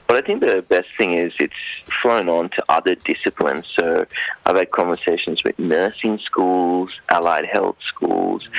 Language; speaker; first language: English; non-native, local second language; Sinhala